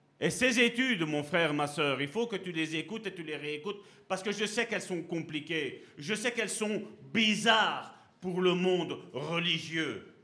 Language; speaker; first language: French; native; French